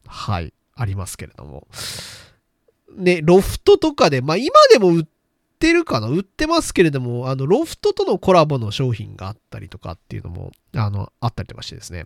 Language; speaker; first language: Japanese; native; Japanese